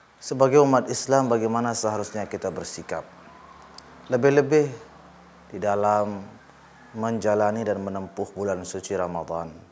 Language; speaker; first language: Malay; non-native, local second language; Sasak